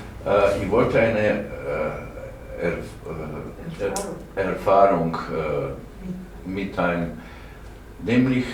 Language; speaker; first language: German; non-native, learner; Slovenian